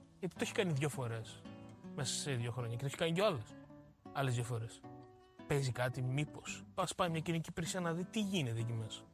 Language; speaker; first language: Greek; early bilingual, other home language; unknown